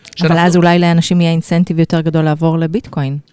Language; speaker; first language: Hebrew; native; Hebrew